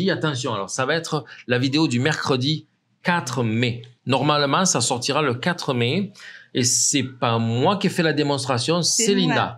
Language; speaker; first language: French; native; French